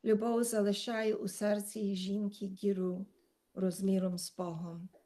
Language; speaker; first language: Ukrainian; early bilingual, heritage; Ukrainian